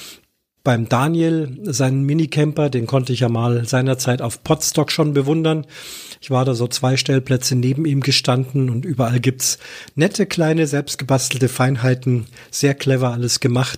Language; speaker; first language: German; native; German